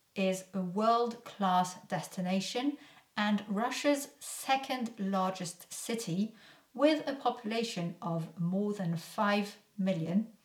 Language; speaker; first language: English; non-native, fluent; French